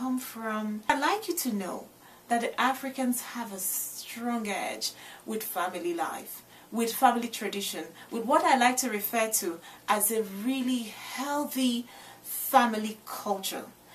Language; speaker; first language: English; non-native, local second language; Igbo